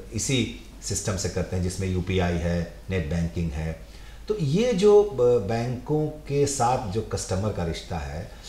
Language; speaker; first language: Hindi; native; Hindi